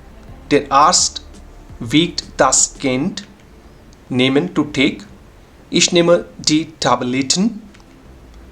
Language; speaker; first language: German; non-native, fluent; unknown